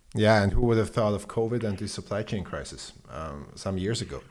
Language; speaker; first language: English; non-native, fluent; German